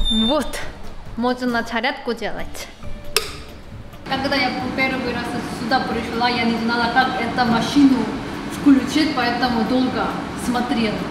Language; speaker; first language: Russian; non-native, fluent; Korean